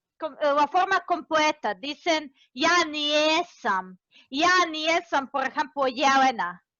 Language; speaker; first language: Spanish; non-native, fluent; Serbian